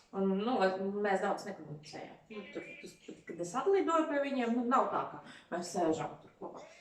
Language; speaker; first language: Latvian; non-native, local second language; Russian